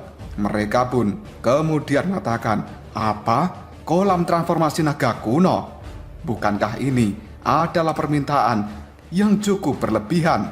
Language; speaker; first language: Indonesian; native; Indonesian